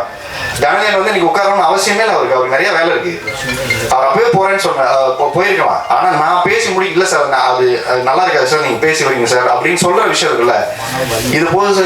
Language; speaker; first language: Tamil; native; Tamil